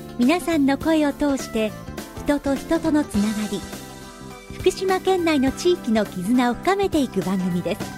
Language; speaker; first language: Japanese; native; Japanese